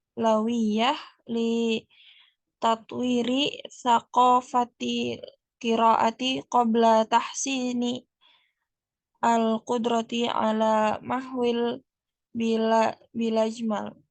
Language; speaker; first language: Arabic; non-native, learner; Indonesian